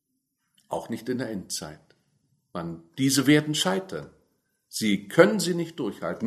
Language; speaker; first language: German; native; German